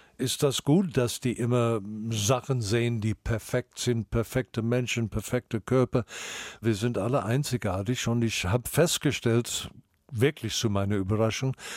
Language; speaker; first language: German; non-native, fluent; English